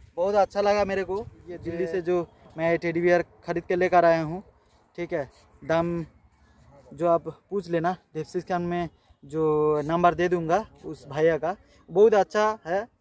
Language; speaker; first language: Hindi; non-native, local second language; Bangla